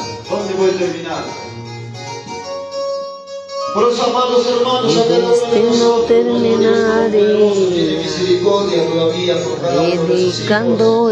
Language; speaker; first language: Spanish; non-native, local second language; Quechua